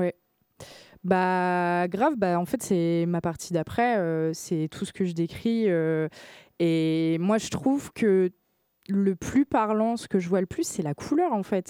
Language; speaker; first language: French; native; French